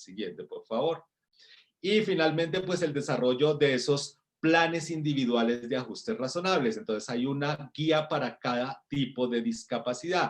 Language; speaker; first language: Spanish; native; Spanish